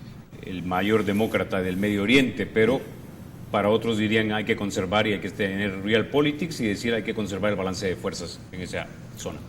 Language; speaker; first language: Spanish; native; Spanish